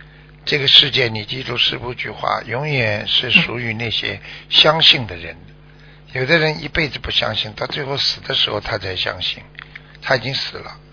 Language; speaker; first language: Chinese; native; Chinese